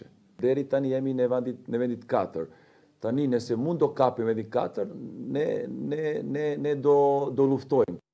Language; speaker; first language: Albanian; non-native, learner; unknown